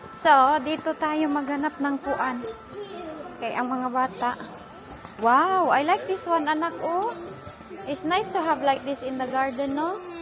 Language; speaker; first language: Filipino; non-native, local second language; Cebuano